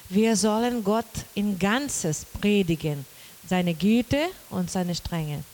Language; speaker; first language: German; non-native, learner; Portuguese